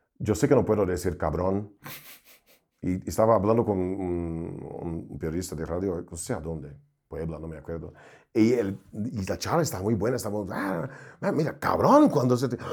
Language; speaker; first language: Spanish; non-native, fluent; Portuguese